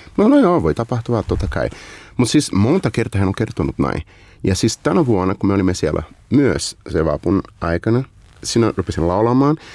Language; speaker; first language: Finnish; non-native, learner; Portuguese